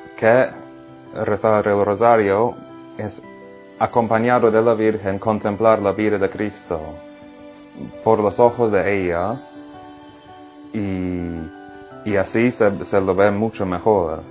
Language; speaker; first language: Spanish; non-native, fluent; English